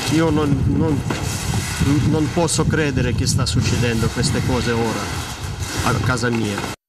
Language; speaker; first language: Italian; non-native, learner; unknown